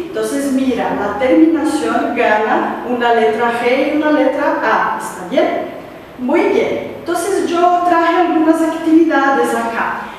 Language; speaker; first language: Spanish; non-native, fluent; Portuguese